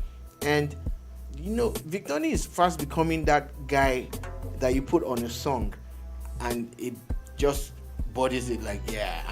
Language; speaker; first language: English; non-native, local second language; Yoruba